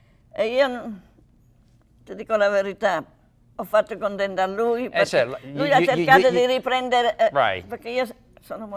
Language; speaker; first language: Italian; early bilingual, heritage; Italian